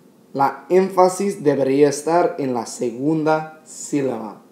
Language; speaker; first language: Spanish; non-native, fluent; English